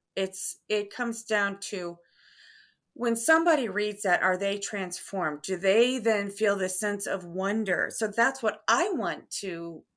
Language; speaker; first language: English; native; English